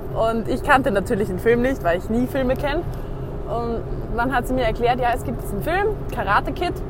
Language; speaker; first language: German; native; German